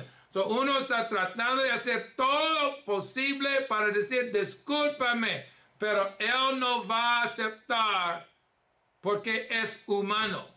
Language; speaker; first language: Spanish; early bilingual, heritage; English